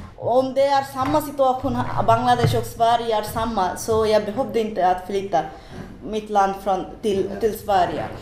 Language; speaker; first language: Swedish; non-native, learner; Bangla